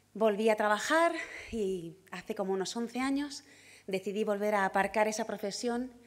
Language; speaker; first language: Spanish; native; Spanish